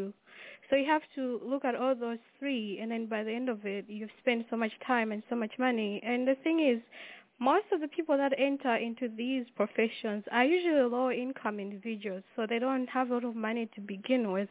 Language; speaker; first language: English; non-native, local second language; Nyanja